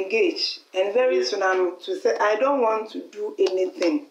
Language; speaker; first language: English; non-native, local second language; Akan